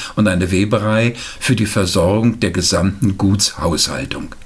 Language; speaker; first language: German; native; German